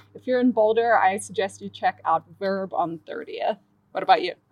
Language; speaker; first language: English; native; English